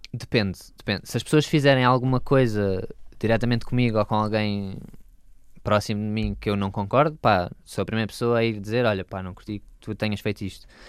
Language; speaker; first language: Portuguese; native; Portuguese